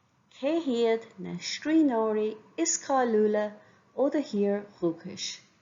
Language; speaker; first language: Irish; non-native, local second language; English